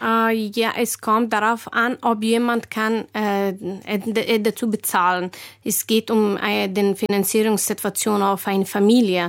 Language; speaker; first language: German; non-native, fluent; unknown